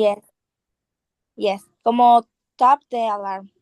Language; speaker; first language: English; non-native, learner; Spanish